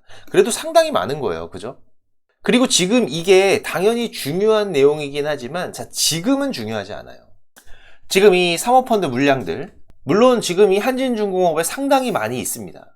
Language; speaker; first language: Korean; native; Korean